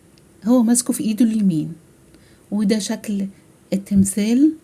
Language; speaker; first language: Arabic; native; Arabic